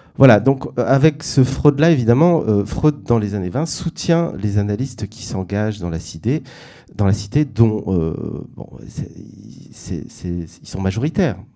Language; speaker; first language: French; native; French